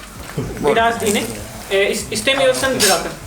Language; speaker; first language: Turkish; non-native, learner; Urdu